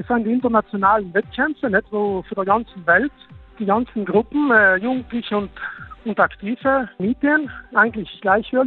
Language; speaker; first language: German; native; German